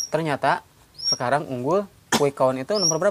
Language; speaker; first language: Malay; non-native, local second language; Sundanese